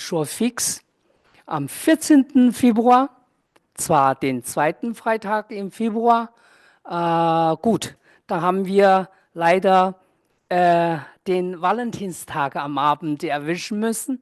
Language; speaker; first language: German; non-native, fluent; Chinese